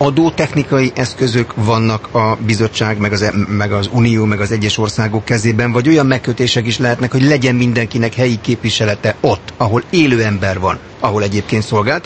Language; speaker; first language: Hungarian; native; Hungarian